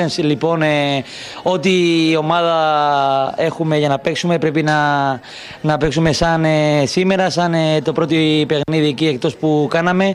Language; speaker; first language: Greek; non-native, learner; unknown